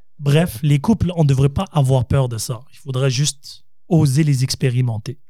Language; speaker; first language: French; native; French